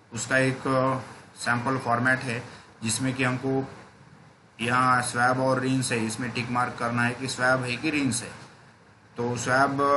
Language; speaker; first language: Hindi; non-native, local second language; Marathi